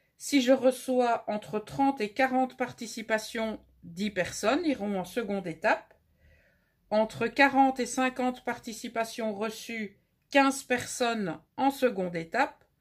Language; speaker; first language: French; native; French